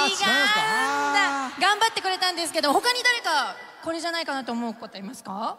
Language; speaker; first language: Japanese; native; Japanese